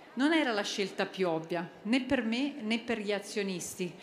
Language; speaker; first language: Italian; native; Italian